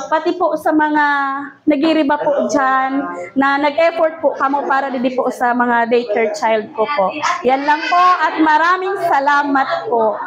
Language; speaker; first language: Filipino; non-native, local second language; Bikol